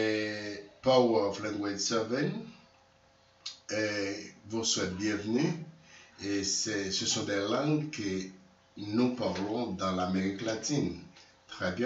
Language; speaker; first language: French; non-native, local second language; Haitian Creole